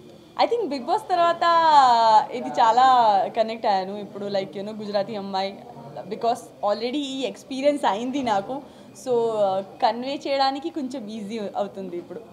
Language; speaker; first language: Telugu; non-native, learner; Gujarati